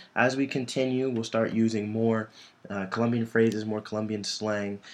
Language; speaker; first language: Spanish; non-native, fluent; English